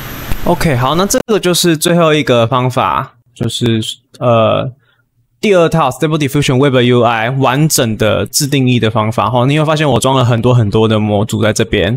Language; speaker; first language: Chinese; native; Chinese